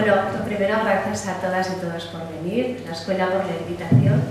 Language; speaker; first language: Spanish; native; Spanish